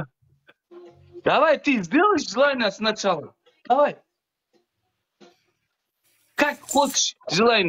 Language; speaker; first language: Russian; non-native, learner; Uzbek